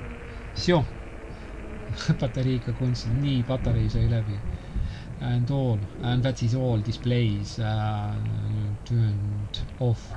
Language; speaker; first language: English; non-native, learner; Estonian